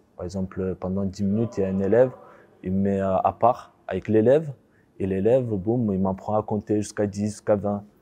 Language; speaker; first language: French; early bilingual, other home language; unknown